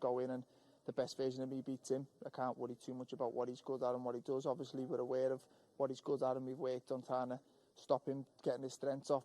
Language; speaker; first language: English; native; English